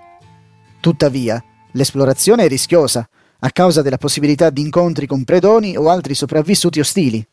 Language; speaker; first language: Italian; native; Italian